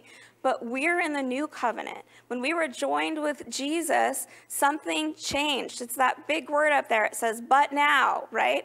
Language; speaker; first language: English; native; English